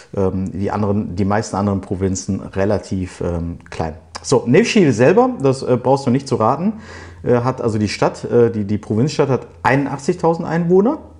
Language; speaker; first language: German; early bilingual, other home language; Turkish